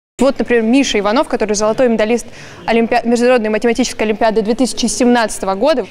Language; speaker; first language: Russian; native; Russian